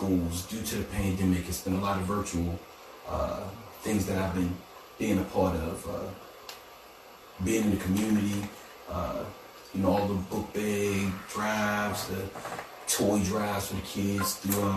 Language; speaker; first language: English; native; English